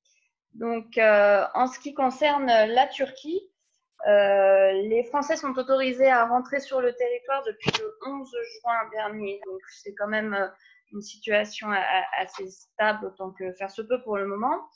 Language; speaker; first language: French; native; French